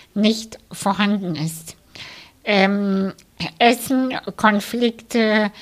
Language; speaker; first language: German; non-native, fluent; Russian